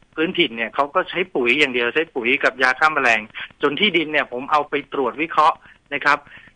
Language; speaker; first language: Thai; native; Thai